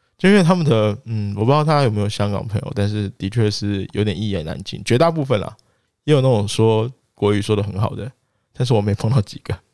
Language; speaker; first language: Chinese; non-native, local second language; Wu Chinese